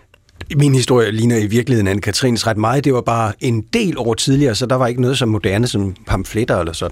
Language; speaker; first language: Danish; native; Danish